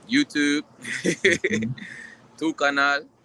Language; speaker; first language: Spanish; non-native, learner; English